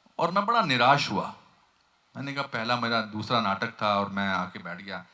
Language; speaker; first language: Hindi; native; Hindi